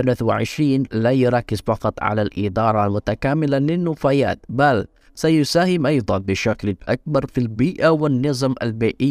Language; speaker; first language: Arabic; non-native, fluent; Indonesian